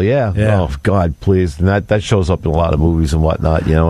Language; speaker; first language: English; native; English